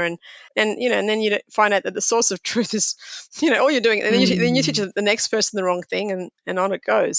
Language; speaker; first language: English; native; English